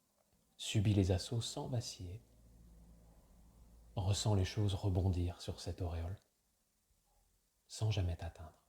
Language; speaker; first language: French; native; French